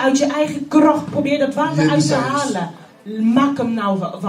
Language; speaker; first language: Dutch; non-native, fluent; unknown